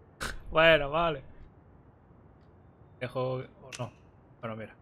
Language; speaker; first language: Spanish; native; Spanish